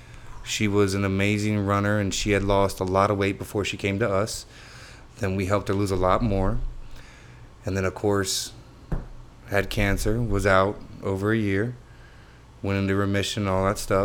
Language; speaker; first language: English; native; English